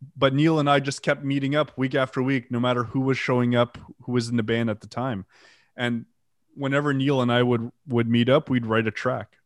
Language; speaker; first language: English; non-native, fluent; French